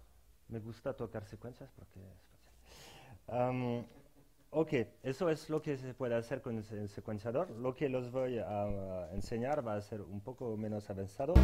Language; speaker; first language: Spanish; non-native, fluent; French